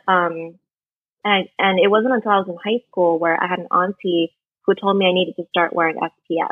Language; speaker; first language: English; native; English